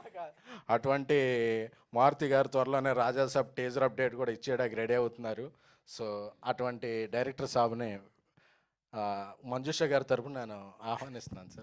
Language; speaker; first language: Telugu; native; Telugu